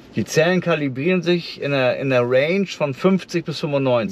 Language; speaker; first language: German; native; German